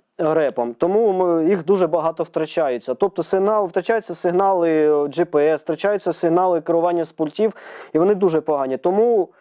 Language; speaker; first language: Ukrainian; native; Ukrainian